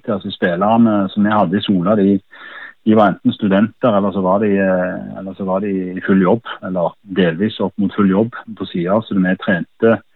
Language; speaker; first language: Norwegian; native; Norwegian